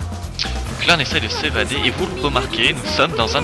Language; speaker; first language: French; native; French